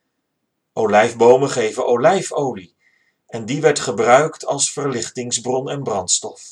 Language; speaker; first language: Dutch; native; Dutch